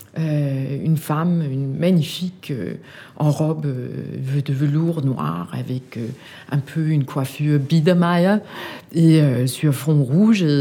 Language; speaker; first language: French; non-native, fluent; Danish